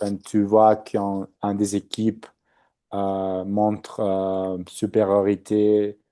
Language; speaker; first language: French; non-native, learner; Spanish